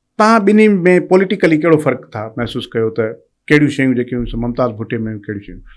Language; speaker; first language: Sindhi; native; Sindhi